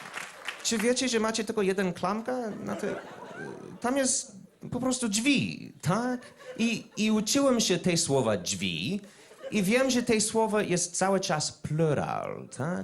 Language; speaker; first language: Polish; non-native, learner; English